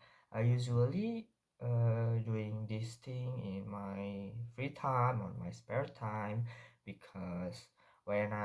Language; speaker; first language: English; non-native, learner; Indonesian